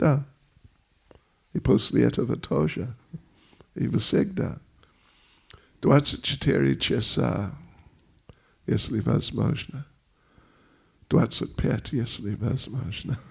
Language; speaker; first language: Russian; non-native, learner; English